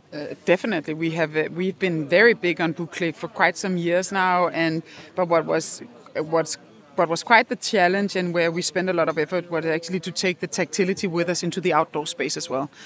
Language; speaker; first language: English; non-native, fluent; Danish